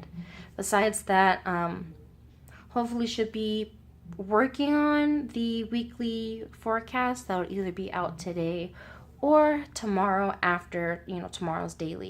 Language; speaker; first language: English; native; English